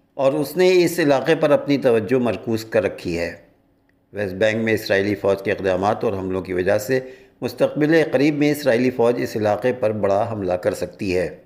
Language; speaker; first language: Urdu; native; Urdu